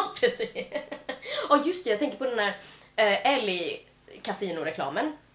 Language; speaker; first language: Swedish; native; Swedish